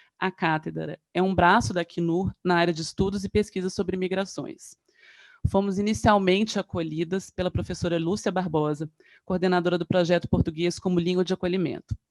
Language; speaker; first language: Portuguese; native; Portuguese